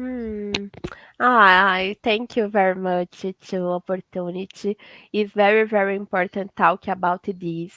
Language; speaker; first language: English; non-native, learner; Portuguese